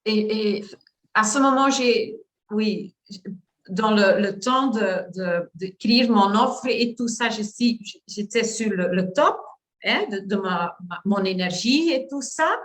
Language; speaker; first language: French; non-native, learner; Dutch